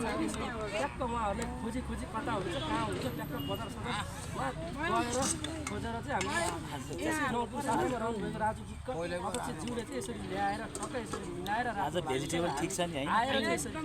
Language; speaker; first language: Nepali; native; Nepali